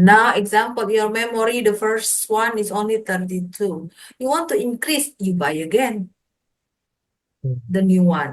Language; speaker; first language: English; non-native, fluent; Indonesian